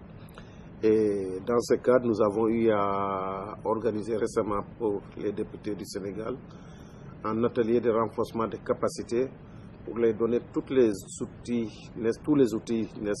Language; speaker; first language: French; non-native, local second language; Wolof